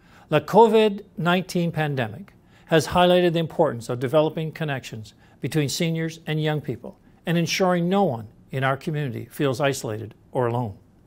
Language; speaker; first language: English; native; English